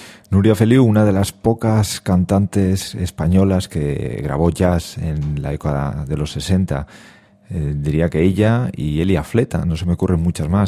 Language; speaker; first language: Spanish; native; Spanish